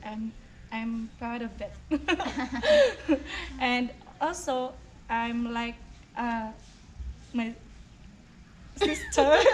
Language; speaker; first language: English; non-native, local second language; Filipino